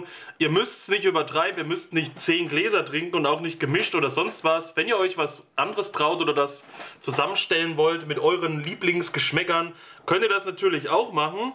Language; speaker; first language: German; native; German